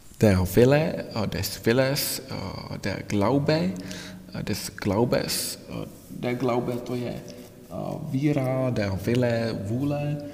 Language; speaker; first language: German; non-native, fluent; Czech